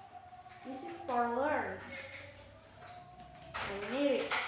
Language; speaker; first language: English; non-native, learner; Indonesian